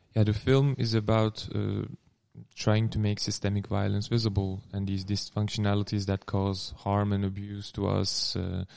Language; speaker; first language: English; non-native, fluent; Turkish